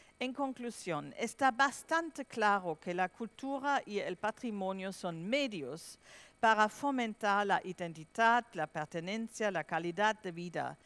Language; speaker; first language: Spanish; non-native, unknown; German